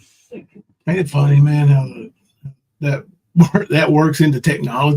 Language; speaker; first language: English; native; English